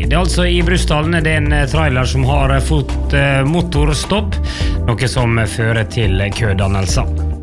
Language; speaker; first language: Norwegian; native; Norwegian